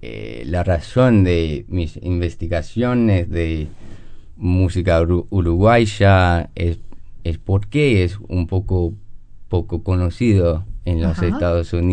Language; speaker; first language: Spanish; non-native, learner; English